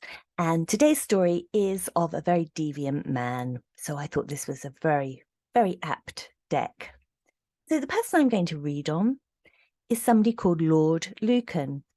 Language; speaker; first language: English; native; English